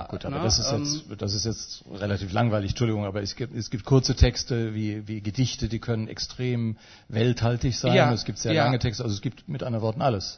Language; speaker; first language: German; native; German